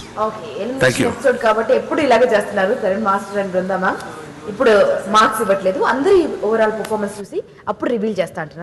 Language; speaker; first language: Telugu; native; Telugu